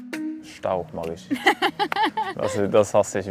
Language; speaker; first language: German; non-native, fluent; Norwegian